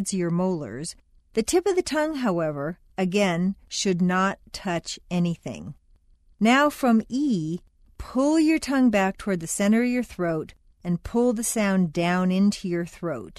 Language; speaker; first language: English; native; English